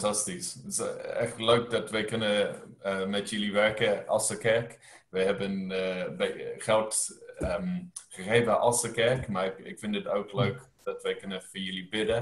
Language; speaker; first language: Dutch; non-native, learner; English